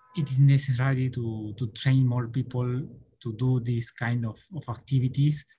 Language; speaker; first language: English; non-native, learner; Spanish